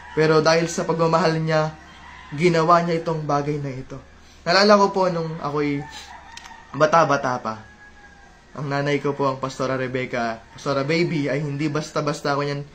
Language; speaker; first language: Filipino; native; Filipino